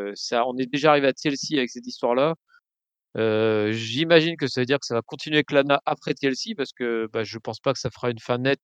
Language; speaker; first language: French; native; French